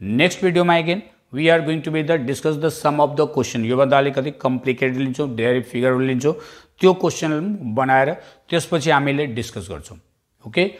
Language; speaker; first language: Nepali; non-native, local second language; Bhojpuri